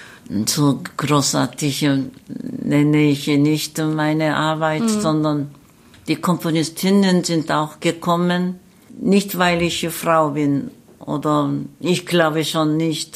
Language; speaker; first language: German; non-native, learner; Korean